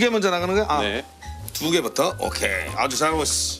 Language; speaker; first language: Korean; native; Korean